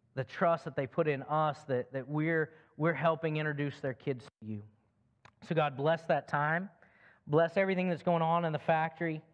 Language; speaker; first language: English; native; English